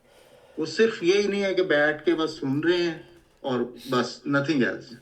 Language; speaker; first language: Urdu; native; Urdu